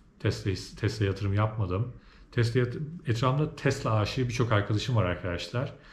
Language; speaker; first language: Turkish; native; Turkish